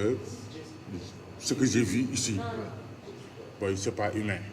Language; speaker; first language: French; non-native, local second language; Wolof